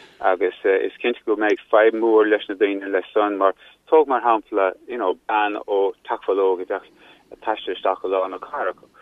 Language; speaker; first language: Irish; non-native, local second language; English